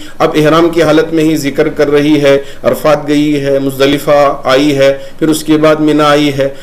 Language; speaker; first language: Urdu; native; Urdu